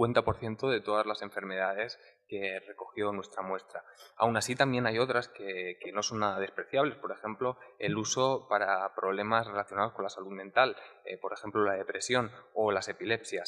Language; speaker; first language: Spanish; native; Spanish